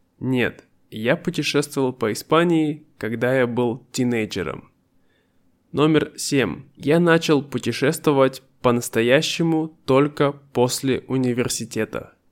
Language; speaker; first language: Russian; native; Russian